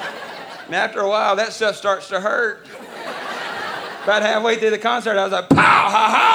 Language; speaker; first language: English; native; English